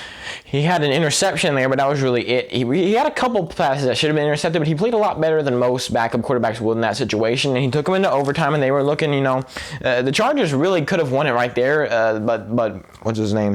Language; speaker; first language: English; native; English